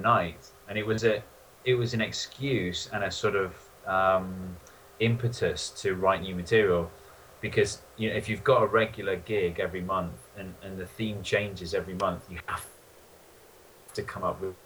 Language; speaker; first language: English; native; English